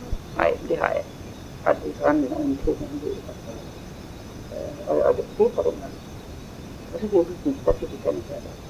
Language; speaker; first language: Danish; native; Danish